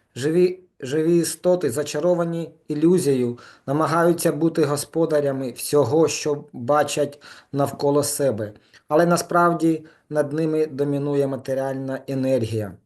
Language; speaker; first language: Ukrainian; non-native, local second language; Russian